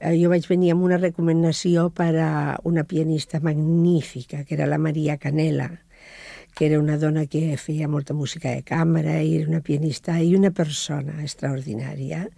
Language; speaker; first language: Catalan; non-native, local second language; Spanish